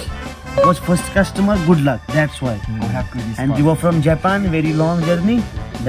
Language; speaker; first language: English; non-native, local second language; Kashmiri